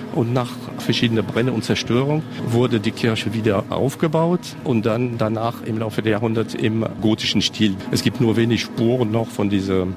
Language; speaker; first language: German; non-native, local second language; French